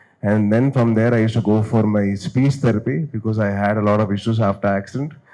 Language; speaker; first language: English; non-native, local second language; Telugu